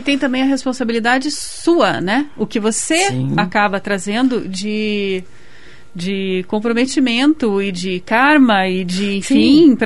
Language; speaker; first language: Portuguese; native; Portuguese